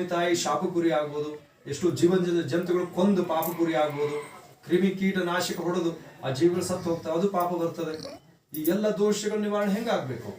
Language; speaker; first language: Kannada; native; Kannada